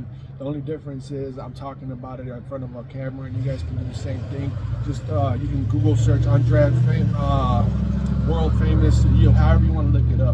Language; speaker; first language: English; native; English